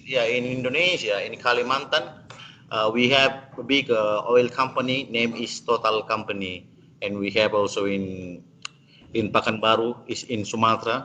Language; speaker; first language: English; non-native, learner; Indonesian